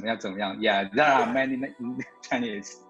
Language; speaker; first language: English; non-native, learner; Chinese